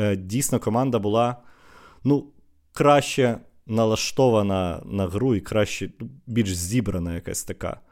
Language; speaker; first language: Ukrainian; native; Ukrainian